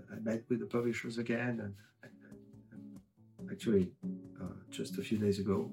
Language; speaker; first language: English; non-native, fluent; French